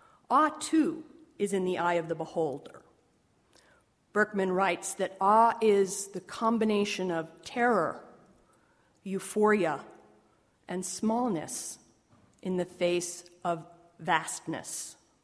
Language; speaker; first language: English; native; English